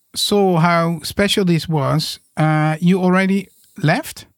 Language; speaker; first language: English; non-native, fluent; Dutch